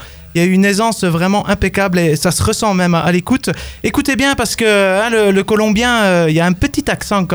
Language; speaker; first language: French; native; French